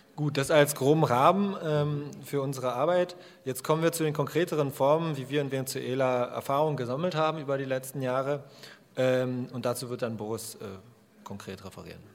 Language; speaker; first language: German; native; German